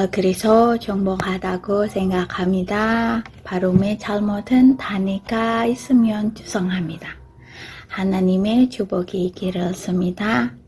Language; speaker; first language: Korean; non-native, learner; Indonesian